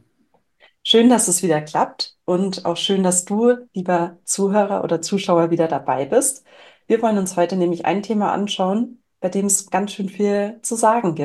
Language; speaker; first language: German; native; German